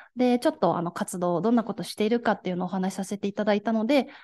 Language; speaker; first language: Japanese; native; Japanese